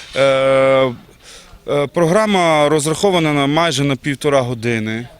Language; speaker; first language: Ukrainian; non-native, local second language; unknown